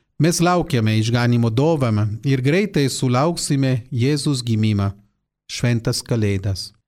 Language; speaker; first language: Lithuanian; non-native, fluent; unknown